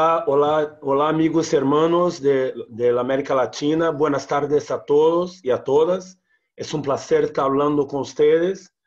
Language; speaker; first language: Spanish; non-native, learner; Portuguese